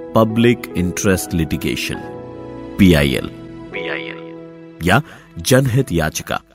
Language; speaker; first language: Hindi; native; Hindi